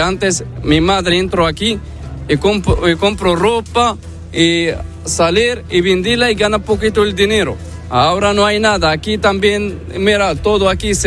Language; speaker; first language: Spanish; non-native, learner; Arabic